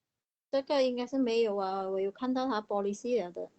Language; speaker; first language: Chinese; native; Chinese